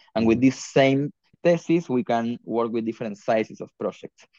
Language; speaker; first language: English; non-native, fluent; Spanish